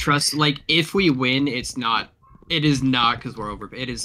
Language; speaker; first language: English; native; English